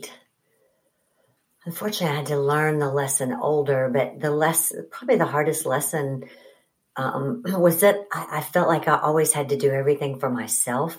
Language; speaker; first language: English; native; English